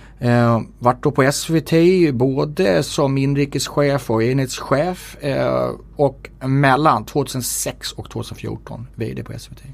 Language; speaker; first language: Swedish; native; Swedish